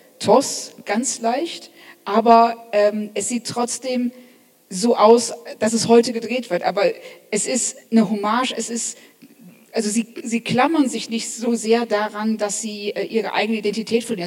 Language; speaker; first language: German; native; German